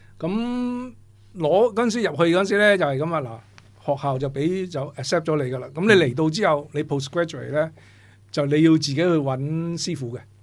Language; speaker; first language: Cantonese; native; Cantonese